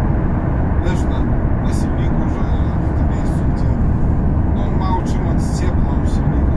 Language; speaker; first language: Polish; non-native, learner; Russian